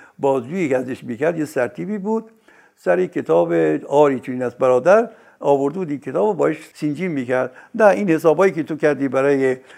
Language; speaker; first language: Persian; native; Persian